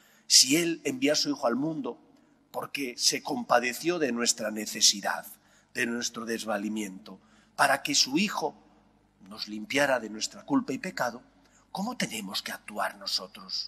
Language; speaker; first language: Spanish; native; Spanish